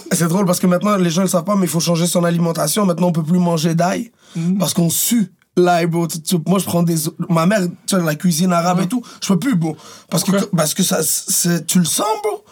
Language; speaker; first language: French; early bilingual, other home language; Arabic